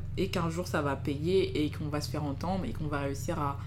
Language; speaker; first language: French; native; French